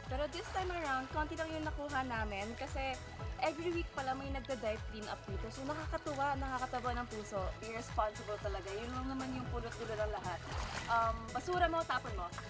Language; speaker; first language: Filipino; native; Filipino